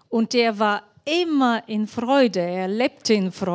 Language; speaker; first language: German; non-native, fluent; Bulgarian